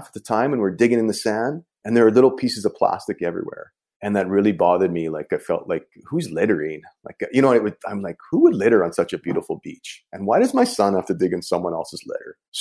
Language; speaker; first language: English; native; English